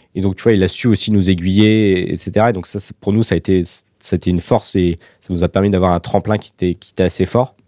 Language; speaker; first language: French; native; French